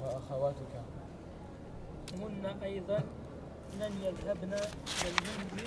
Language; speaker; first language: Arabic; non-native, learner; French